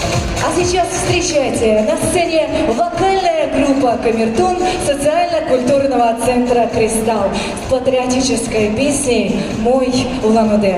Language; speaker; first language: Russian; native; Russian